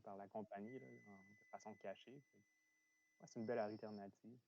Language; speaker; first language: French; native; French